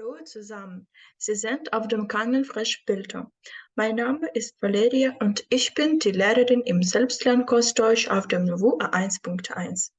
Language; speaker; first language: German; non-native, fluent; Ukrainian